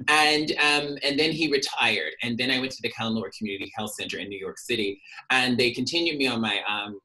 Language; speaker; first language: English; native; English